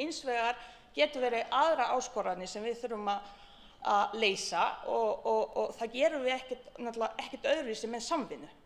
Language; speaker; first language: Icelandic; non-native, fluent; Bosnian